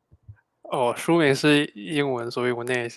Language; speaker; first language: Chinese; non-native, fluent; English